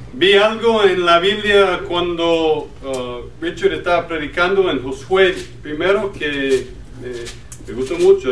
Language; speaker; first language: Spanish; non-native, learner; English